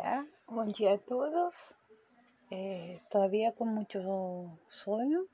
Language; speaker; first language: Portuguese; non-native, fluent; Spanish